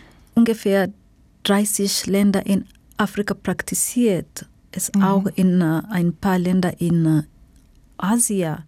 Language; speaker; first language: German; non-native, fluent; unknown